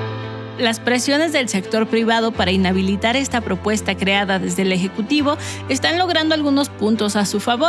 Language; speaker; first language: Spanish; native; Spanish